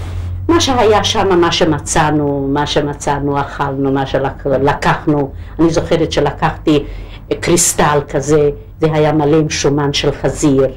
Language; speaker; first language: Hebrew; non-native, local second language; Hungarian